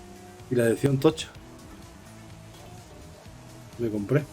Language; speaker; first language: Spanish; native; Spanish